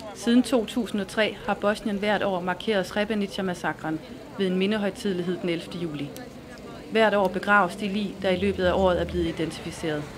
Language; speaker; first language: Danish; native; Danish